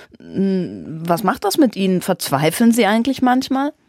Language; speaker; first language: German; native; German